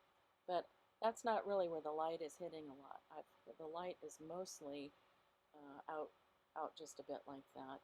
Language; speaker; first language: English; native; English